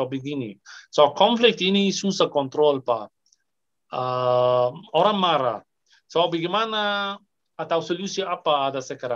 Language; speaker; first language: Indonesian; non-native, fluent; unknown